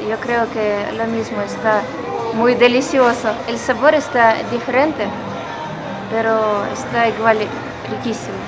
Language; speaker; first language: Spanish; non-native, fluent; Ukrainian